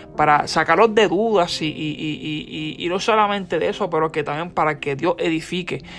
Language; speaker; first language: Spanish; early bilingual, heritage; Spanish